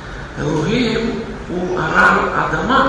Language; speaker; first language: Hebrew; non-native, fluent; Russian